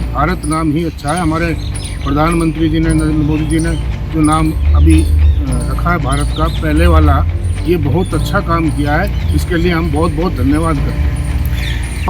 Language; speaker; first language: Hindi; native; Hindi